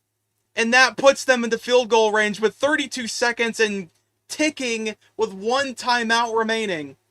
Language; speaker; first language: English; native; English